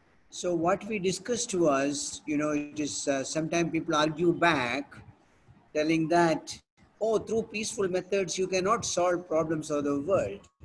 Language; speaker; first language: English; non-native, local second language; Hindi